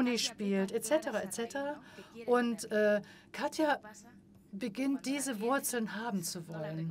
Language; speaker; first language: German; non-native, fluent; Spanish